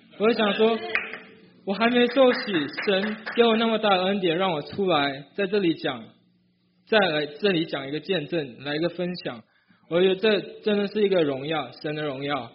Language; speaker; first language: Chinese; native; Chinese